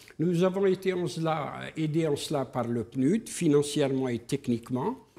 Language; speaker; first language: French; non-native, local second language; Arabic